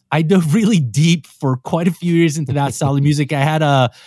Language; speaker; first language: English; non-native, fluent; Hebrew